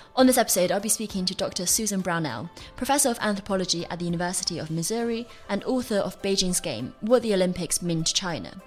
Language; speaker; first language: English; non-native, fluent; Chinese